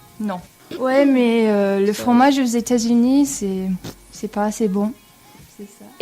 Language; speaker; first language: French; non-native, learner; English